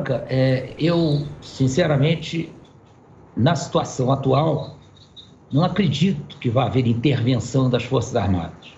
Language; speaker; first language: Portuguese; native; Portuguese